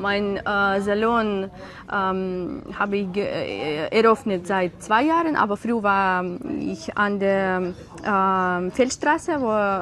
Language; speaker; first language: German; non-native, learner; Ukrainian